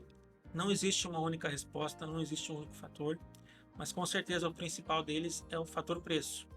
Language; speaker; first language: Portuguese; native; Portuguese